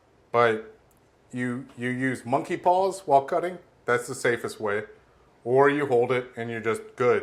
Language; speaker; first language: English; native; English